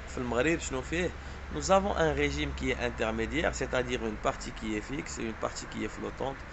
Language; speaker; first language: French; non-native, local second language; Arabic